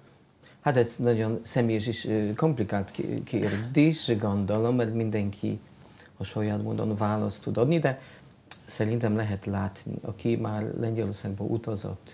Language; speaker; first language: Hungarian; non-native, fluent; Polish